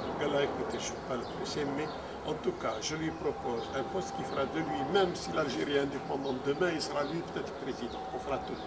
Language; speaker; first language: French; non-native, local second language; Arabic